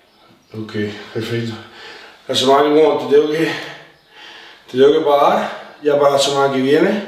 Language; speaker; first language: Spanish; native; Spanish